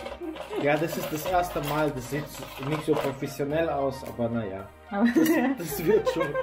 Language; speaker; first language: German; native; German